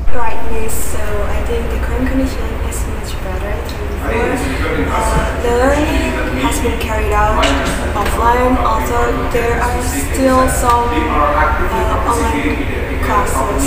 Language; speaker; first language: English; non-native, learner; Indonesian